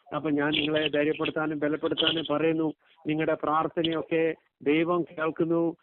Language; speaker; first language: Malayalam; early bilingual, heritage; Malayalam